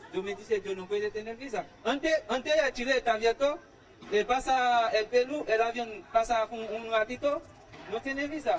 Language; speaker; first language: Spanish; non-native, learner; Haitian Creole